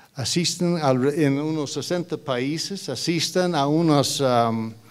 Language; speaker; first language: Spanish; non-native, fluent; English